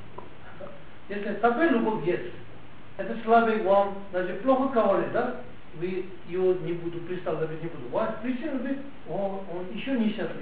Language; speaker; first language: Russian; non-native, learner; Tibetan